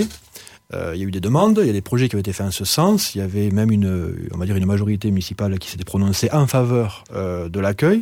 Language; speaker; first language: French; native; French